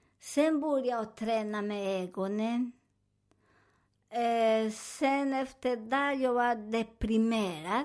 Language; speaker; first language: Swedish; non-native, learner; Spanish